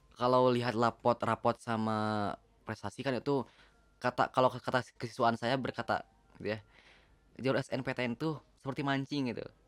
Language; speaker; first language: Indonesian; non-native, local second language; Sundanese